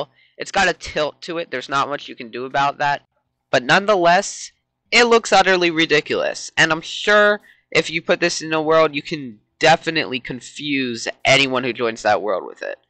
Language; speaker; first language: English; native; English